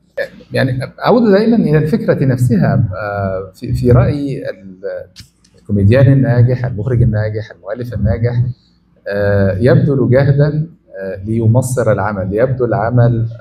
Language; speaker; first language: Arabic; native; Arabic